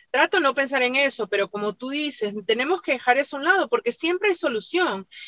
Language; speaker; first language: Spanish; native; Spanish